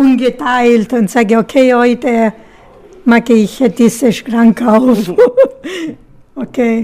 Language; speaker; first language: German; non-native, learner; Italian